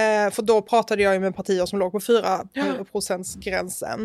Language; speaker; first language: Swedish; native; Swedish